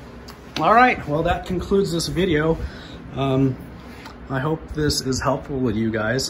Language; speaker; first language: English; native; English